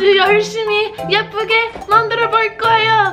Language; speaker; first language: Korean; non-native, fluent; English